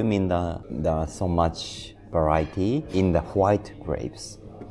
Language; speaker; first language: English; non-native, learner; Japanese